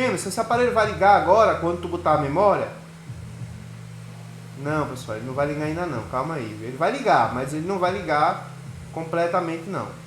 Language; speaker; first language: Portuguese; native; Portuguese